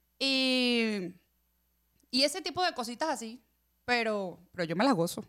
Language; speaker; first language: Spanish; native; Spanish